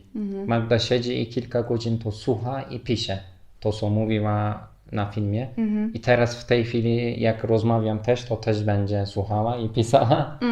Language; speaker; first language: Polish; non-native, fluent; Turkish